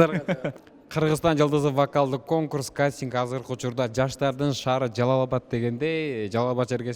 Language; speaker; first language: Kyrgyz; native; Kyrgyz